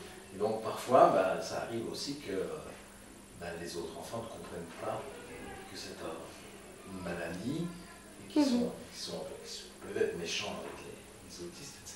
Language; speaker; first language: French; native; French